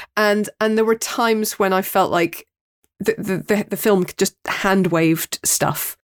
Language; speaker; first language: English; native; English